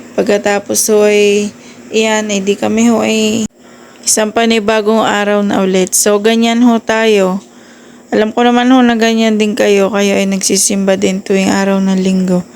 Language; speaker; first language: Filipino; native; Filipino